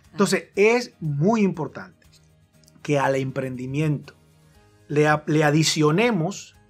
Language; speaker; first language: Spanish; native; Spanish